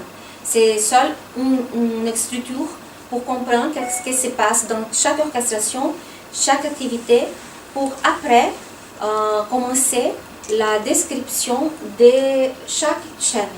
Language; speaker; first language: French; non-native, fluent; Portuguese